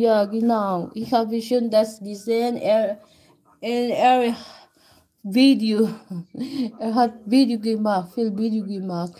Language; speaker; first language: German; non-native, learner; Filipino